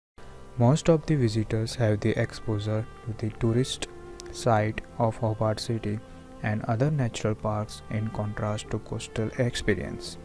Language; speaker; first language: English; non-native, fluent; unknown